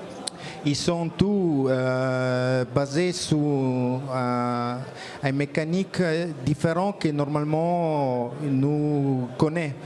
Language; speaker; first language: French; non-native, learner; Italian